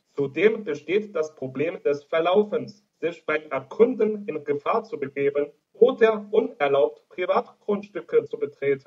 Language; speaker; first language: German; native; German